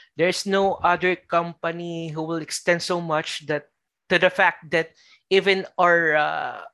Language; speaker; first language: English; non-native, local second language; Filipino